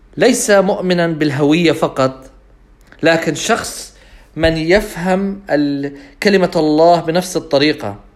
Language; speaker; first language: Arabic; non-native, fluent; English